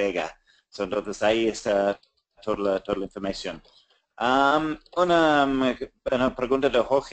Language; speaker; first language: Spanish; non-native, fluent; English